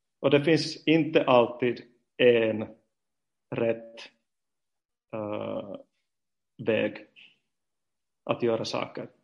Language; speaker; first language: Swedish; non-native, fluent; Finnish